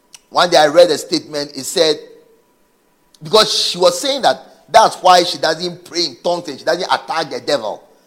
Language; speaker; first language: English; non-native, local second language; Akan